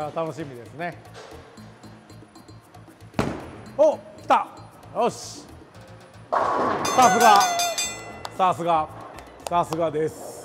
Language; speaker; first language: Japanese; native; Japanese